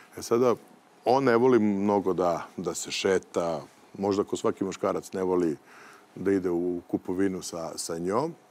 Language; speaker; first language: Serbian; native; Serbian